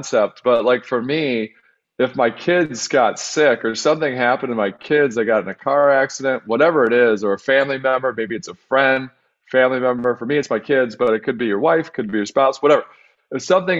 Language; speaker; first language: English; native; English